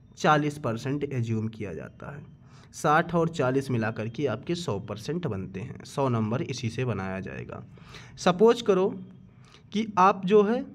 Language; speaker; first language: Hindi; native; Hindi